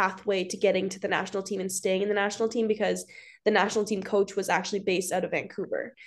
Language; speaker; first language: English; native; English